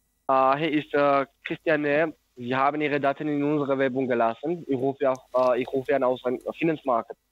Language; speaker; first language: German; non-native, learner; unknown